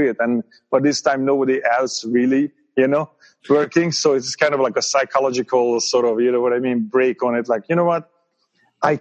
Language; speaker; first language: English; non-native, fluent; Hungarian